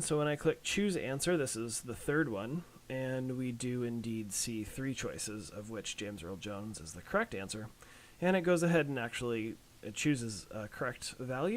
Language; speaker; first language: English; native; English